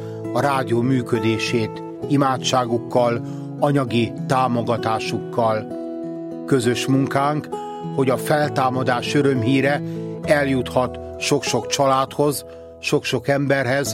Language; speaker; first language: Hungarian; native; Hungarian